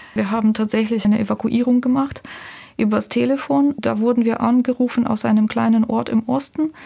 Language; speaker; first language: German; non-native, fluent; Ukrainian